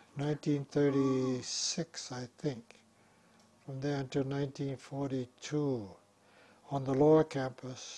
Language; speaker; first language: English; native; English